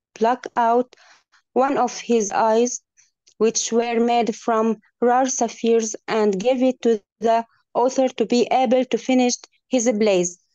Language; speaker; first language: English; non-native, learner; Arabic